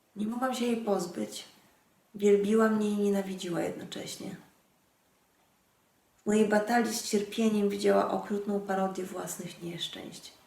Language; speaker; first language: Polish; native; Polish